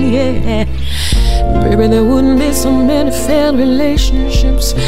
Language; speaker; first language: English; native; English